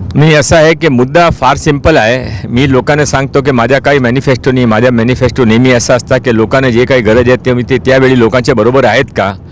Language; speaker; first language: Marathi; non-native, local second language; Hindi